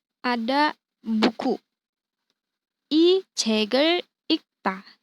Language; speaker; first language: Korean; non-native, fluent; Indonesian